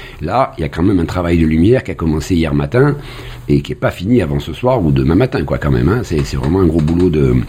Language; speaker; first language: French; native; French